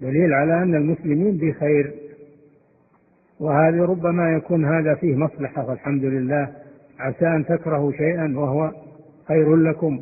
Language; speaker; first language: Arabic; native; Arabic